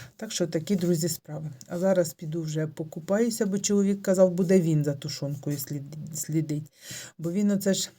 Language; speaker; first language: Ukrainian; native; Ukrainian